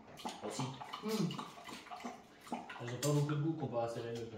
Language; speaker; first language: French; native; French